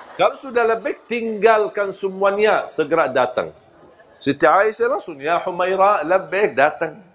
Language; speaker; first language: Malay; non-native, fluent; Arabic